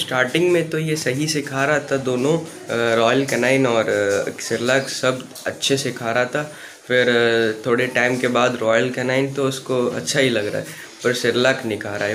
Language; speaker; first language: Hindi; non-native, local second language; Tamil